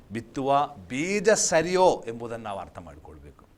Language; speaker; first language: Kannada; non-native, local second language; Malayalam